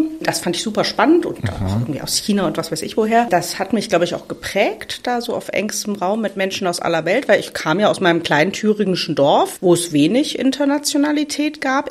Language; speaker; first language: German; native; German